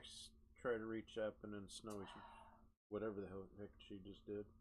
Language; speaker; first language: English; native; English